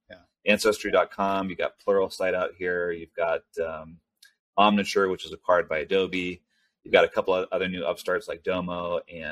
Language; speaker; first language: English; early bilingual, other home language; Spanish